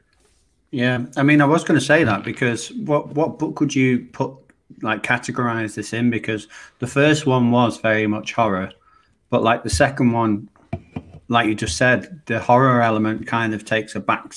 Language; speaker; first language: English; native; English